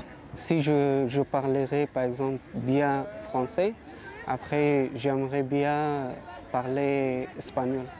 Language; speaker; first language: French; non-native, learner; Persian